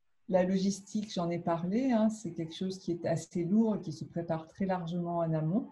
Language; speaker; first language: French; native; French